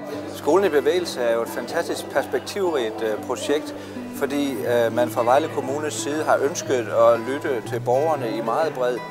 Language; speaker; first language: Danish; native; Danish